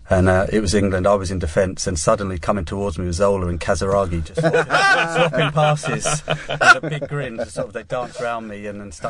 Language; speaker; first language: English; native; English